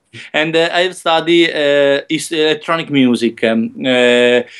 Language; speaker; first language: English; non-native, learner; Italian